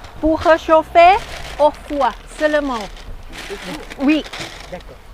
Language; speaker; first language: French; non-native, learner; Thai